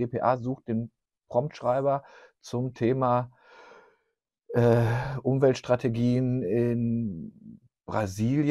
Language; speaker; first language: German; native; German